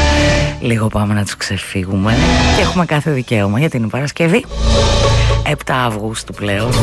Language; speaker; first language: Greek; native; Greek